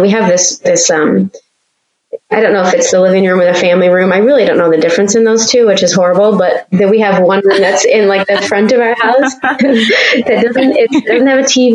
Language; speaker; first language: English; native; English